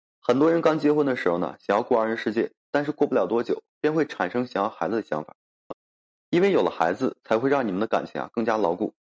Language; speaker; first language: Chinese; native; Chinese